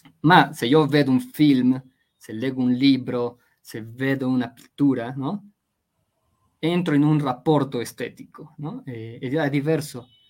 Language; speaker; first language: Italian; non-native, fluent; Spanish